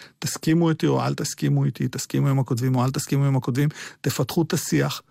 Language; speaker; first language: Hebrew; early bilingual, other home language; Arabic